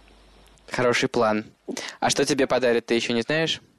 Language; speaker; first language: Russian; native; Russian